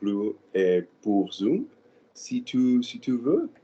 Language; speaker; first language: French; non-native, learner; Spanish